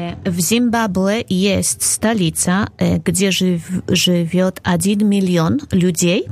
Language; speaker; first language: Russian; non-native, fluent; Polish